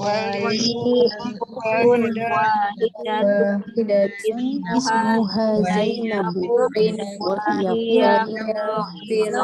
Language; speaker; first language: Arabic; non-native, learner; Indonesian